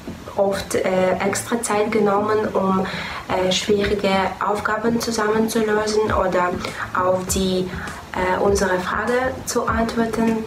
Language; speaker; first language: German; non-native, fluent; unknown